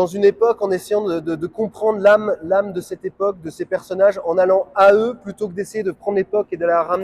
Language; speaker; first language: French; native; French